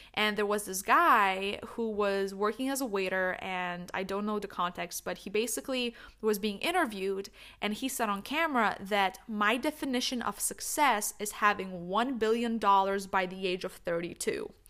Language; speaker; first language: English; non-native, fluent; Lithuanian